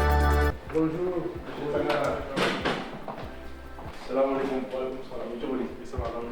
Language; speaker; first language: French; non-native, local second language; Bambara